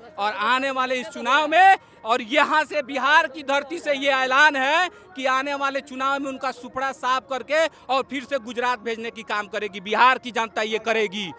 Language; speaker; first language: Hindi; native; Hindi